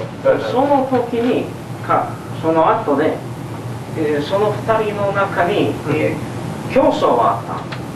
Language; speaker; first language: Japanese; non-native, learner; English